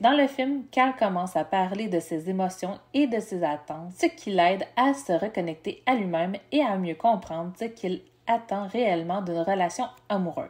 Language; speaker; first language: French; native; French